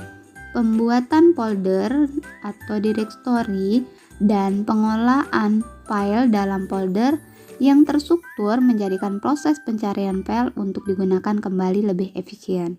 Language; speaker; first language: Indonesian; native; Indonesian